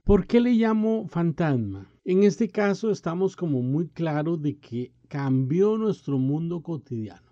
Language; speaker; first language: Spanish; native; Spanish